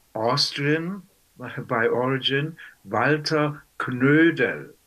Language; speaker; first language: English; non-native, fluent; German